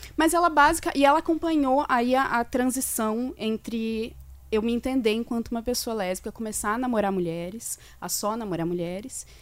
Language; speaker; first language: Portuguese; native; Portuguese